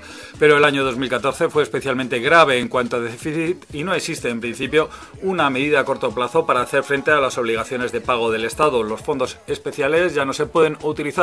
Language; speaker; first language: Spanish; native; Spanish